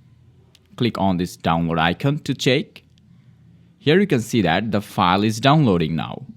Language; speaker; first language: English; non-native, fluent; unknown